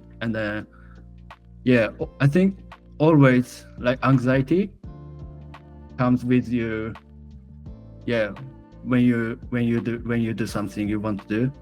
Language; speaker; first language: English; non-native, fluent; Japanese